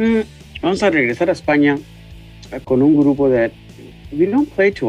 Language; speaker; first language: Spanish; early bilingual, heritage; Spanish